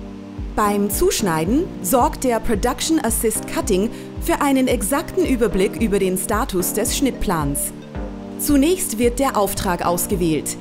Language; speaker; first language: German; native; German